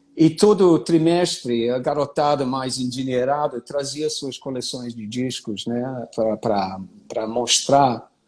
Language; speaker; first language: Portuguese; non-native, fluent; English